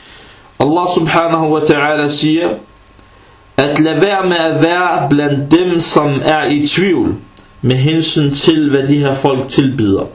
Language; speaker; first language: Danish; early bilingual, other home language; Arabic